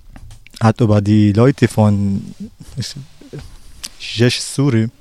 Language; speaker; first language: German; non-native, learner; Arabic